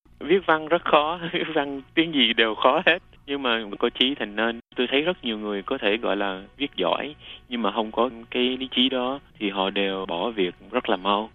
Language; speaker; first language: Vietnamese; native; Vietnamese